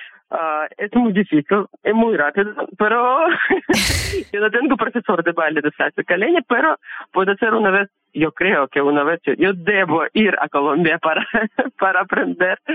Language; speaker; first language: Spanish; non-native, learner; Russian